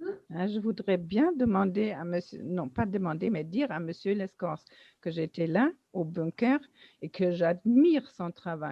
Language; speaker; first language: French; non-native, learner; German